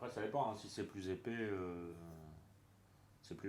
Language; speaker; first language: French; native; French